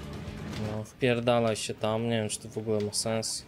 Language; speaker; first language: Polish; native; Polish